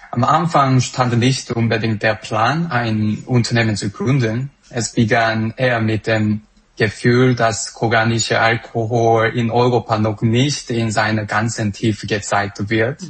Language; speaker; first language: German; non-native, fluent; Korean